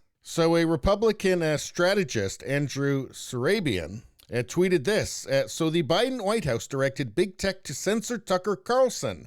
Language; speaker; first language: English; native; English